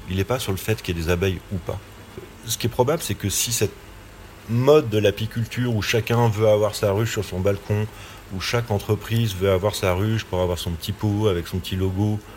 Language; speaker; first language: French; native; French